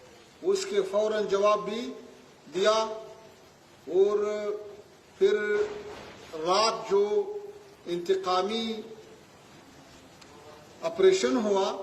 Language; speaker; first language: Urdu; non-native, fluent; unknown